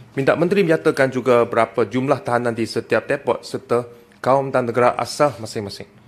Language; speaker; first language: Malay; non-native, local second language; Chinese